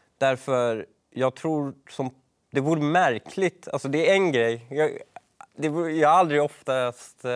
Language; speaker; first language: Swedish; early bilingual, other home language; Persian